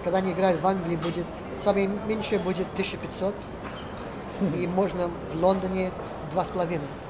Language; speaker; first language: Russian; early bilingual, heritage; Russian